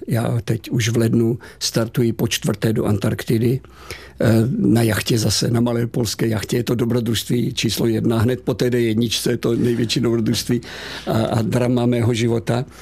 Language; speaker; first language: Czech; native; Czech